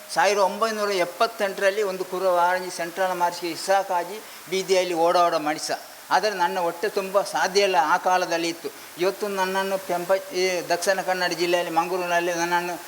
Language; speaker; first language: Kannada; non-native, local second language; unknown